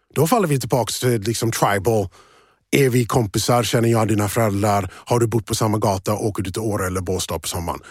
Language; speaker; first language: Swedish; early bilingual, other home language; English